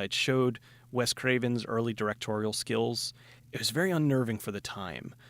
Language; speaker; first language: English; native; English